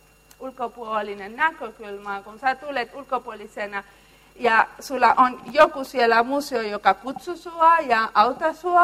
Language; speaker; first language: Finnish; non-native, learner; Spanish